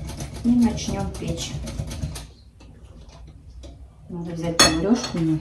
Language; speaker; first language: Russian; native; Russian